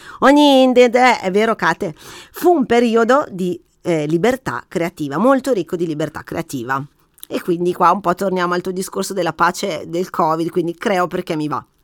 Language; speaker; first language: Italian; native; Italian